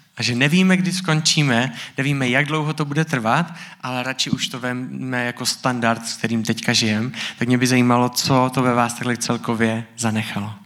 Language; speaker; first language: Czech; native; Czech